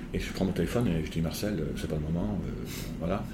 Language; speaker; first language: French; native; French